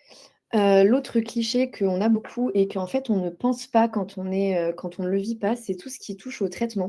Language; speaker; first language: French; native; French